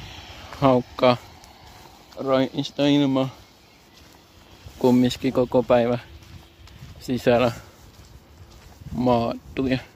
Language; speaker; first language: Finnish; native; Finnish